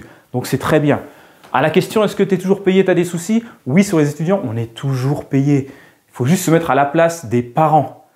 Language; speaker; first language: French; native; French